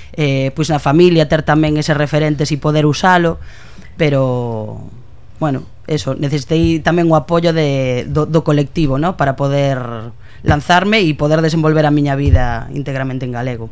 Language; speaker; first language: Galician; non-native, local second language; Spanish